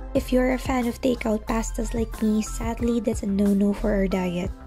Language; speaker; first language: English; non-native, local second language; Filipino